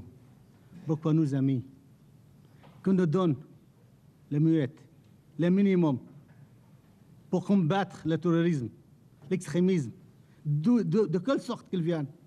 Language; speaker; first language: French; non-native, fluent; Arabic